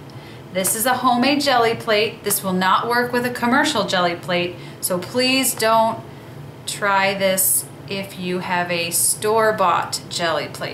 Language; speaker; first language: English; native; English